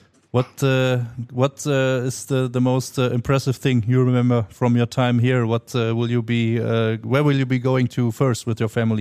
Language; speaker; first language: English; non-native, fluent; German